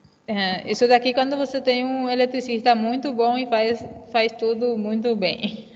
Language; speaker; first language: Portuguese; non-native, fluent; Spanish